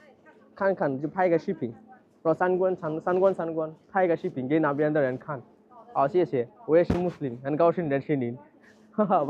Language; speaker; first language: Chinese; non-native, fluent; Bangla